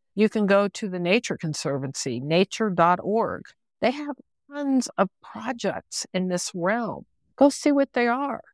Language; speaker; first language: English; native; English